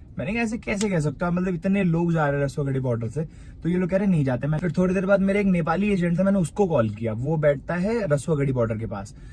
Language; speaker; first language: Hindi; native; Hindi